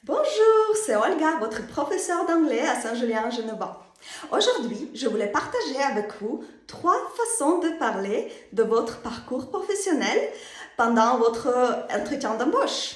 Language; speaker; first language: French; non-native, fluent; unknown